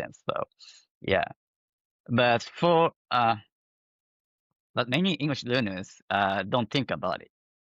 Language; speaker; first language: English; non-native, fluent; Japanese